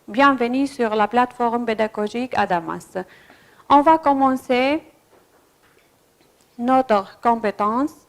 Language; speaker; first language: French; non-native, fluent; Arabic